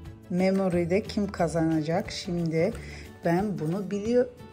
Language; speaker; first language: Turkish; early bilingual, heritage; Turkish